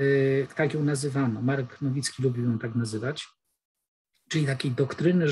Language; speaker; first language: Polish; native; Polish